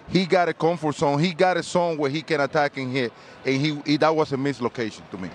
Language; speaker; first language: English; non-native, fluent; Spanish